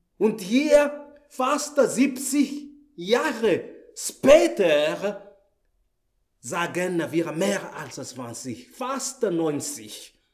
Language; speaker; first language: German; non-native, learner; Malagasy